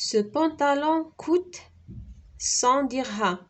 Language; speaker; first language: French; non-native, local second language; Arabic